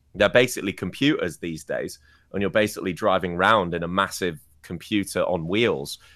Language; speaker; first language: English; native; English